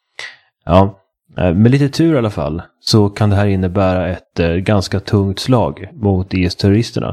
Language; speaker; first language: Swedish; native; Swedish